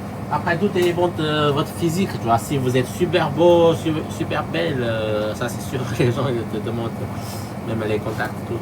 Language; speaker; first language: French; non-native, local second language; Chinese